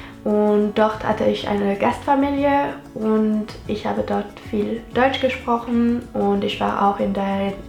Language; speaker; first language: German; non-native, local second language; French